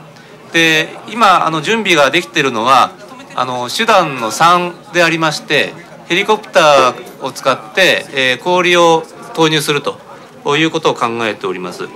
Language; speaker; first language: Japanese; native; Japanese